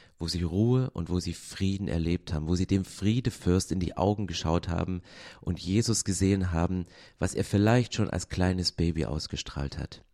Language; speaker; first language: German; native; German